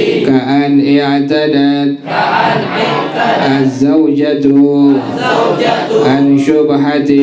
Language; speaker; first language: Arabic; non-native, fluent; Indonesian